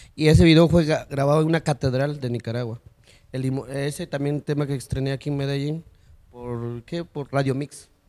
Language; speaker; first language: Spanish; early bilingual, heritage; Spanish